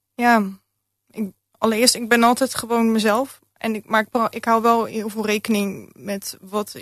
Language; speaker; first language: Dutch; native; Dutch